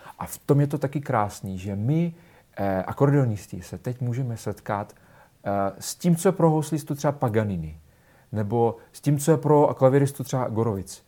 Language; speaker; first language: Czech; non-native, fluent; Russian